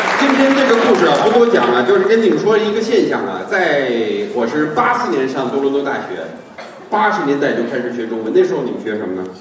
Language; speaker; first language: Chinese; non-native, fluent; English